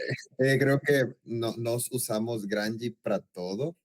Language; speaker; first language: Spanish; non-native, learner; Portuguese